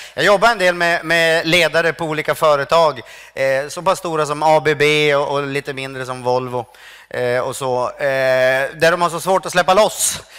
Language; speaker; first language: Swedish; native; Swedish